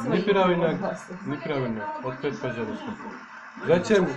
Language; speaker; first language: Russian; non-native, learner; Turkish